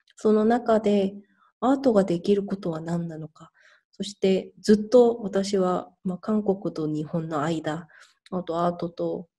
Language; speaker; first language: Japanese; non-native, fluent; Korean